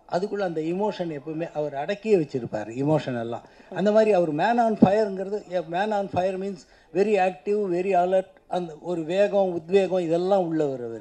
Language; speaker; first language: Tamil; native; Tamil